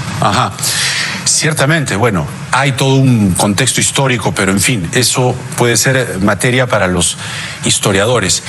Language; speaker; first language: Spanish; native; Spanish